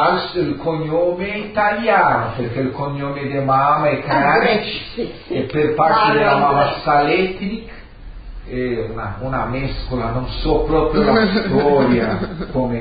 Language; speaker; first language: Italian; early bilingual, heritage; Italian